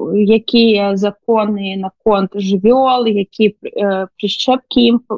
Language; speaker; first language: Belarusian; native; Belarusian